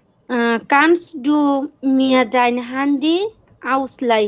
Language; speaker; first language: German; non-native, learner; Bangla